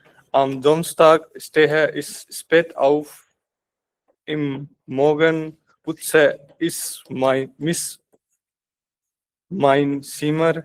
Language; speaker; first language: German; non-native, learner; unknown